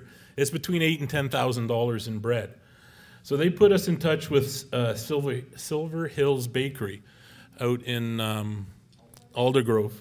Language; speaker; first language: English; native; English